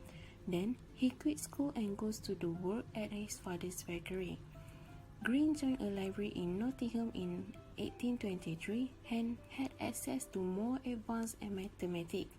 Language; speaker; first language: English; non-native, local second language; Malay